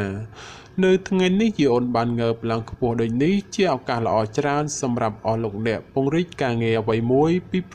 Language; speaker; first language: Khmer; native; Khmer